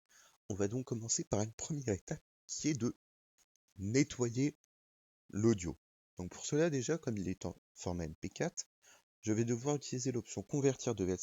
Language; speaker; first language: French; native; French